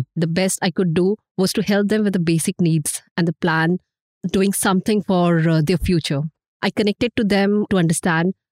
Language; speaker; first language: English; non-native, local second language; Hindi